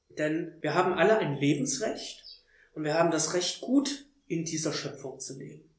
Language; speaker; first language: German; native; German